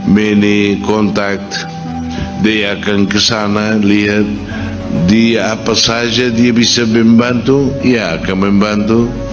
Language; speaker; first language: Indonesian; non-native, fluent; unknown